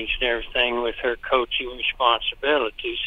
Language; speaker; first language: English; native; English